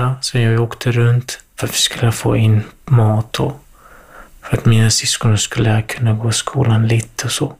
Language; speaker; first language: Swedish; non-native, fluent; Kurdish